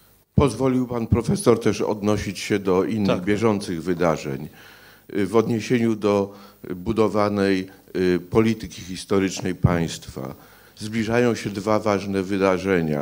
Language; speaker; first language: Polish; native; Polish